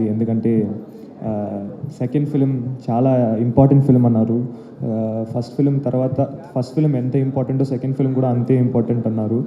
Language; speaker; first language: Telugu; non-native, learner; Tamil